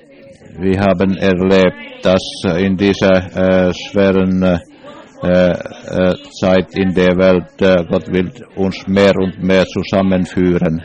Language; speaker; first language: German; non-native, learner; English